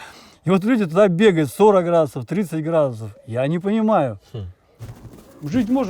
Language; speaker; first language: Russian; native; Russian